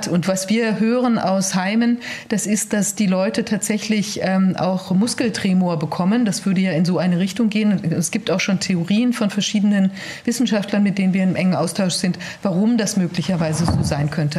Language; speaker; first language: German; native; German